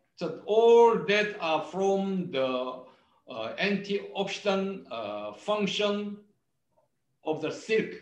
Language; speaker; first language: English; non-native, learner; Korean